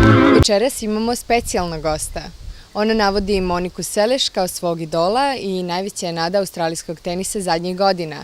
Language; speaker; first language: Bosnian; native; Bosnian